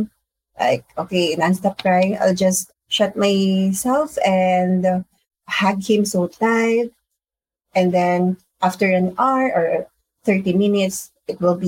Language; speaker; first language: English; non-native, local second language; Filipino